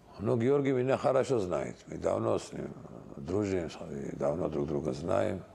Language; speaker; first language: Russian; non-native, local second language; Georgian